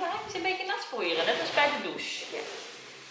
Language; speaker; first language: Dutch; native; Dutch